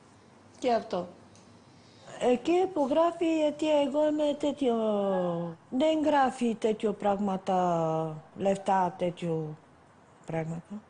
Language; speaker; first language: Greek; non-native, learner; Bulgarian